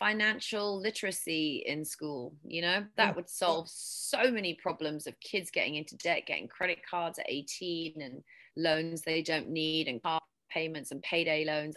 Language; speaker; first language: English; native; English